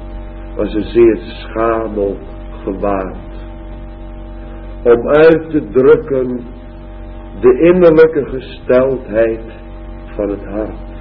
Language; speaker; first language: Dutch; native; Dutch